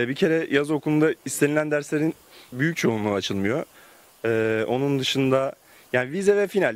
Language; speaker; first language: Turkish; native; Turkish